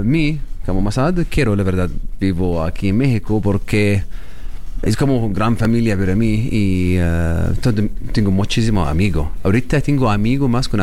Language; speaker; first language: Spanish; non-native, learner; Arabic